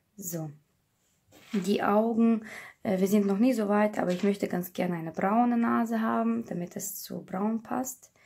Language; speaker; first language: German; non-native, fluent; Russian